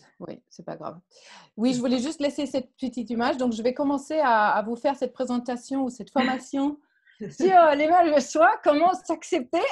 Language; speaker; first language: French; non-native, fluent; German